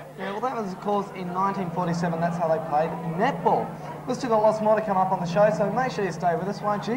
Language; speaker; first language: English; native; English